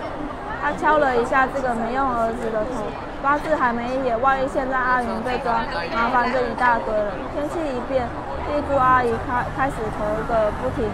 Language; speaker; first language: Chinese; native; Chinese